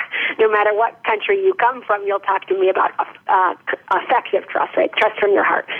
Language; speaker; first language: English; native; English